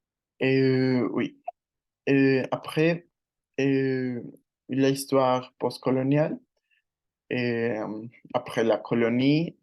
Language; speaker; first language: French; non-native, learner; Spanish